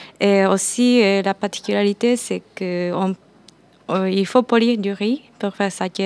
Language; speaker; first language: French; non-native, fluent; Japanese